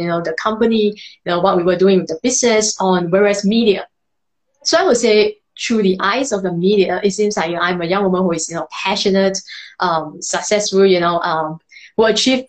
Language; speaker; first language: English; non-native, local second language; Chinese